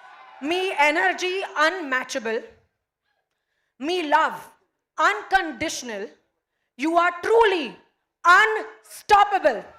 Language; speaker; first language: Telugu; non-native, learner; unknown